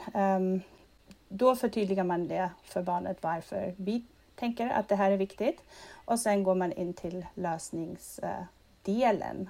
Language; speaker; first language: Swedish; non-native, fluent; German